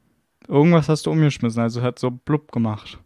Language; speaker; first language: German; native; German